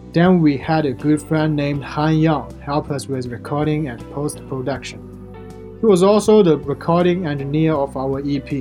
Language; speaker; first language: English; non-native, fluent; Chinese